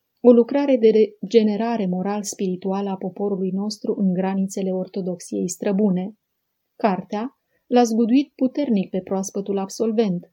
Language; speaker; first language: Romanian; native; Romanian